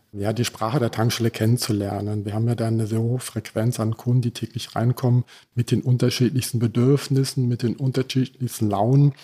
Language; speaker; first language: German; early bilingual, heritage; German